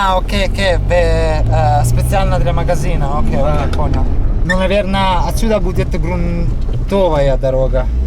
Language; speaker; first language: Russian; non-native, learner; Italian